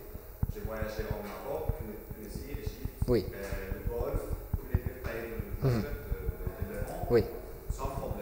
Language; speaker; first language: French; non-native, fluent; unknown